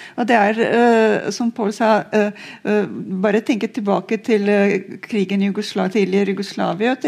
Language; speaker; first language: Norwegian; non-native, fluent; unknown